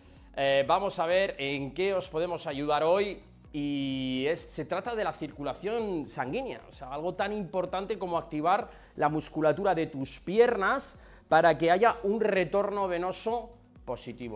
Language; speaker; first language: Spanish; native; Spanish